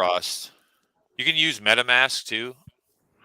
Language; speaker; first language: English; native; English